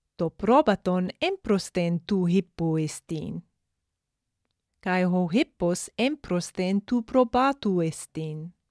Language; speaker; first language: Greek; non-native, fluent; English